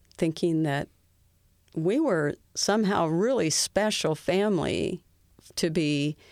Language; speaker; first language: English; native; English